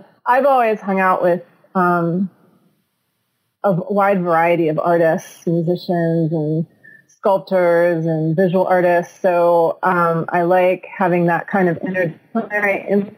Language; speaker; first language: English; native; English